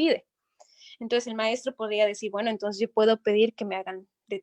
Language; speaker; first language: Spanish; native; Spanish